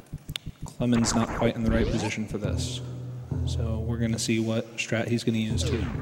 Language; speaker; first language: English; native; English